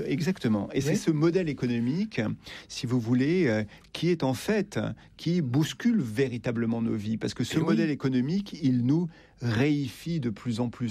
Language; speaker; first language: French; native; French